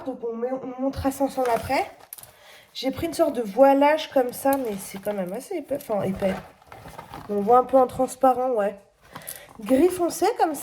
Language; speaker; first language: French; native; French